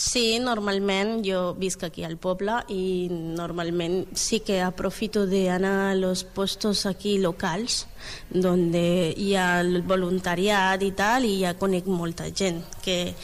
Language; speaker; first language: Catalan; non-native, learner; Spanish